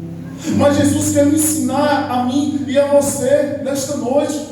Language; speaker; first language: Portuguese; native; Portuguese